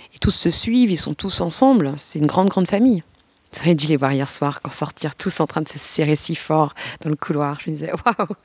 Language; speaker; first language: French; native; French